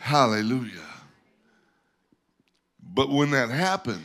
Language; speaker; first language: English; native; English